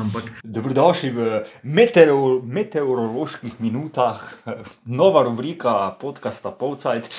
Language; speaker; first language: Slovenian; native; Slovenian